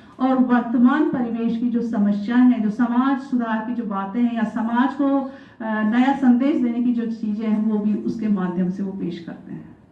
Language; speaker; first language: Hindi; non-native, local second language; Rajasthani